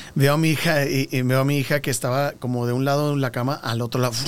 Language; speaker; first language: Spanish; early bilingual, heritage; Spanish